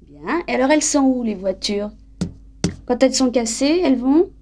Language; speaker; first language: French; native; French